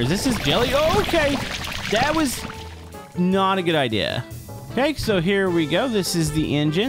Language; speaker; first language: English; native; English